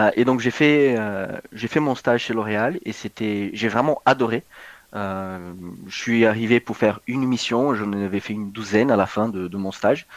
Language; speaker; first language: French; non-native, fluent; Portuguese